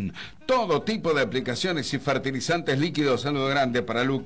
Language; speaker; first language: Spanish; native; Spanish